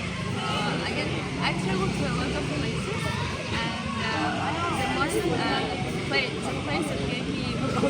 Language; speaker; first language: English; non-native, fluent; Tajik